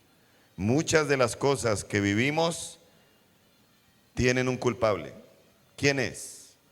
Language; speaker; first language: Spanish; native; Spanish